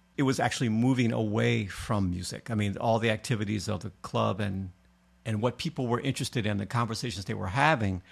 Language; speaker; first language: English; native; English